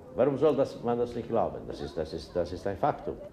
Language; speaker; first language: German; non-native, fluent; Serbian